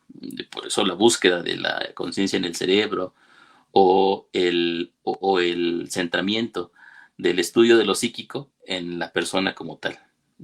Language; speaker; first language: Spanish; native; Spanish